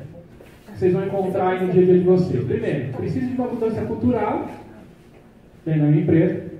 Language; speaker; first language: Portuguese; native; Portuguese